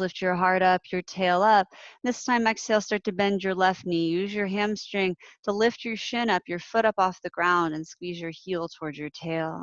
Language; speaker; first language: English; native; English